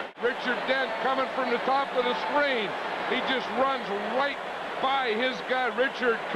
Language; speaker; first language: English; native; English